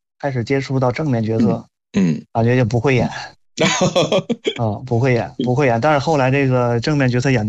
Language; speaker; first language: Chinese; native; Chinese